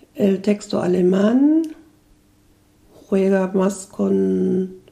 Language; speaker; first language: Spanish; early bilingual, other home language; German